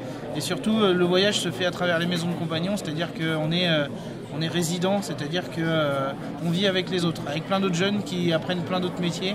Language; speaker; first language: French; native; French